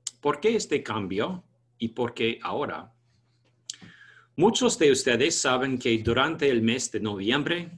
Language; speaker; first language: Spanish; non-native, fluent; English